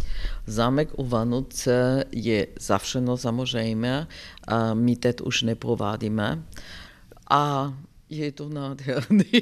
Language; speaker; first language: Czech; non-native, fluent; German